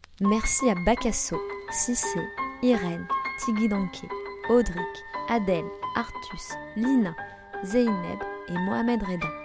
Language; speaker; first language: French; native; French